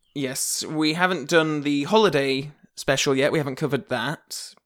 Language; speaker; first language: English; native; English